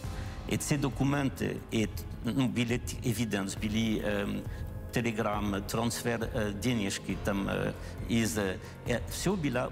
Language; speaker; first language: Ukrainian; non-native, learner; French